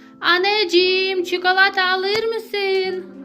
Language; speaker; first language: Turkish; non-native, learner; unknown